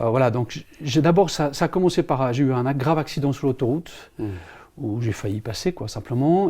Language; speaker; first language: French; native; French